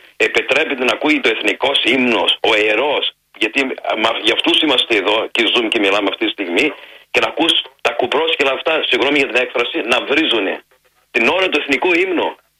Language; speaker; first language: Greek; early bilingual, heritage; Greek